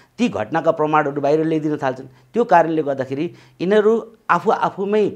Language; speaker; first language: Nepali; native; Nepali